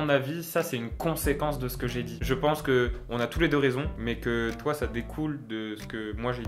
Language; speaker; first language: French; native; French